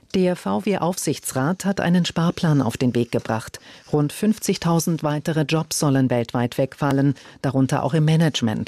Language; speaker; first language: German; native; German